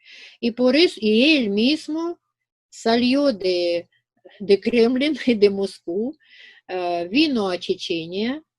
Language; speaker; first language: Spanish; non-native, fluent; Russian